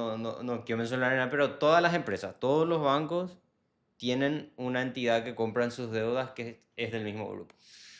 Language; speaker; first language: Spanish; native; Spanish